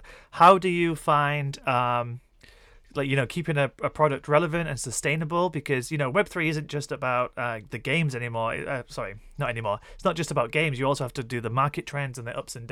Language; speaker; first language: English; native; English